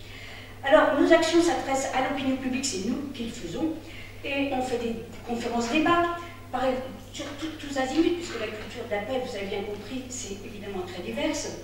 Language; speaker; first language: French; native; French